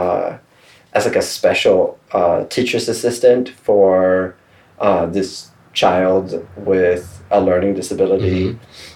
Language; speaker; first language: English; non-native, fluent; Swedish